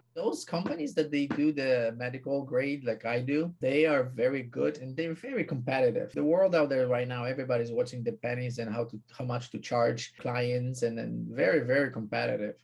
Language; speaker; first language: English; non-native, fluent; Polish